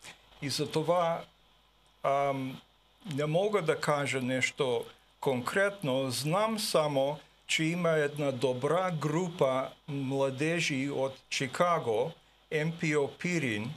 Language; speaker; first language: Bulgarian; early bilingual, heritage; Bulgarian